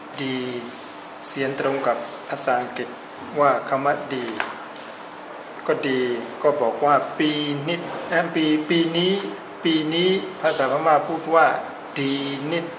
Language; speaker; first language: Thai; non-native, fluent; Burmese